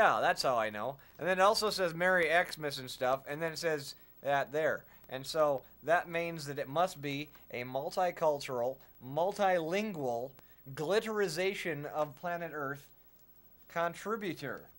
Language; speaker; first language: English; native; English